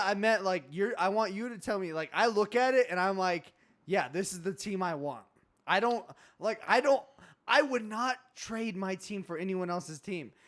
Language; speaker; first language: English; native; English